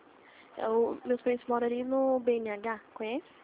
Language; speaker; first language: Portuguese; native; Portuguese